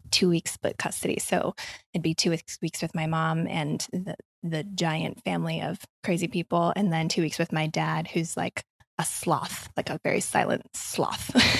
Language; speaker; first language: English; native; English